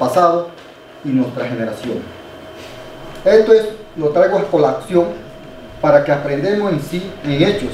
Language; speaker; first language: Spanish; non-native, local second language; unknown